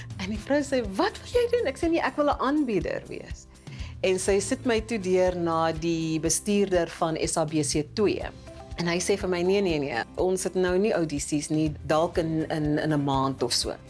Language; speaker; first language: Afrikaans; non-native, local second language; Northern Sotho